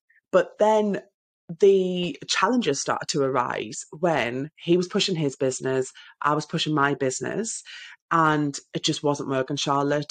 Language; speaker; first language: English; native; English